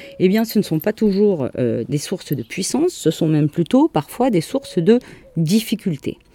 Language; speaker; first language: French; native; French